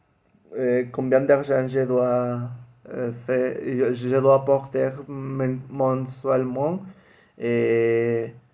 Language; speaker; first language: French; non-native, learner; Spanish